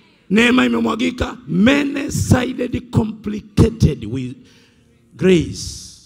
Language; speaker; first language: English; non-native, local second language; Swahili